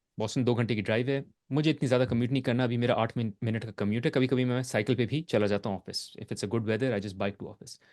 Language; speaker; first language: Urdu; native; Urdu